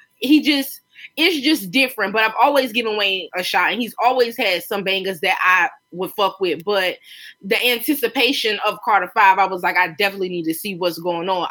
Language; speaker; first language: English; native; English